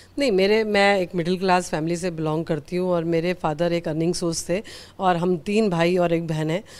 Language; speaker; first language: Hindi; native; Hindi